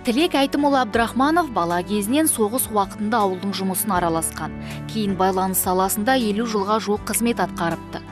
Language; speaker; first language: Kazakh; native; Kazakh